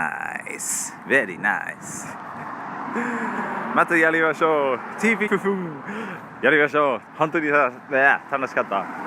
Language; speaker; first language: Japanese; non-native, learner; English